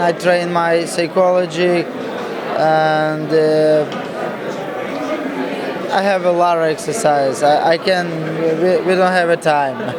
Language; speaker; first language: English; non-native, learner; Russian